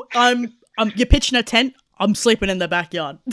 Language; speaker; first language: English; native; English